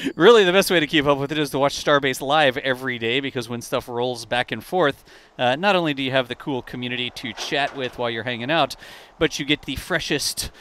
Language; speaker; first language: English; native; English